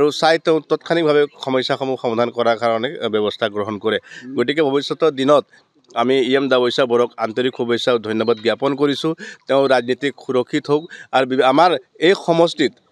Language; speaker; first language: Assamese; non-native, local second language; Hindi